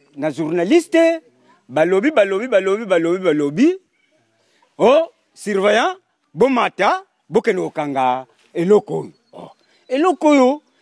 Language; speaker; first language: Lingala; non-native, local second language; Kongo